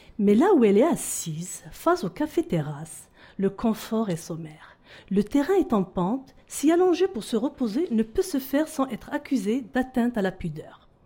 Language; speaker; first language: French; non-native, local second language; Arabic